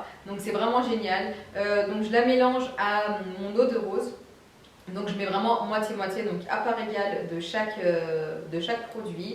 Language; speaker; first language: French; native; French